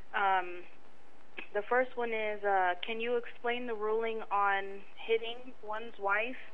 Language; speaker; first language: English; native; English